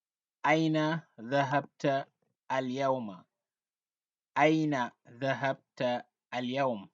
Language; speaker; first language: Arabic; non-native, fluent; Wolof